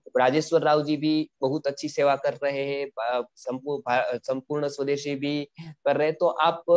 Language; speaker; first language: Hindi; non-native, local second language; Gujarati